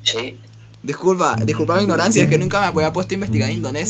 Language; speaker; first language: Spanish; native; Spanish